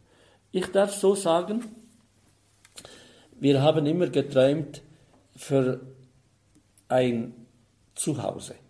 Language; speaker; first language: German; non-native, fluent; Arabic